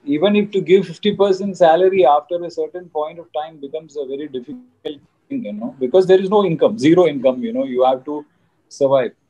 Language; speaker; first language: English; non-native, local second language; Malayalam